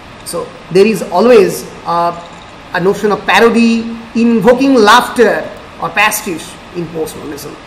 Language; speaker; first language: English; non-native, local second language; Bangla